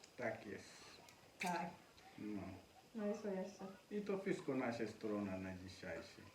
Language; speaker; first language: Polish; non-native, learner; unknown